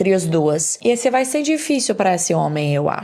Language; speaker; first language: Portuguese; non-native, learner; English